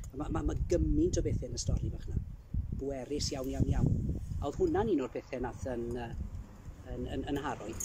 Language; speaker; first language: Welsh; early bilingual, heritage; Welsh